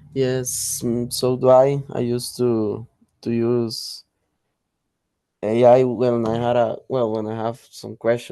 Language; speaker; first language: English; non-native, learner; Spanish